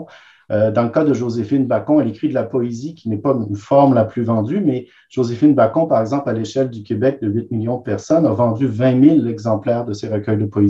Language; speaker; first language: French; native; French